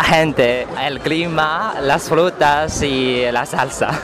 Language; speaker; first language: Spanish; non-native, fluent; Chinese